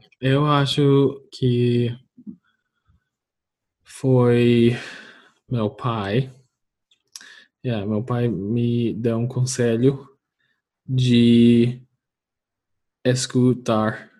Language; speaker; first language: Portuguese; non-native, fluent; English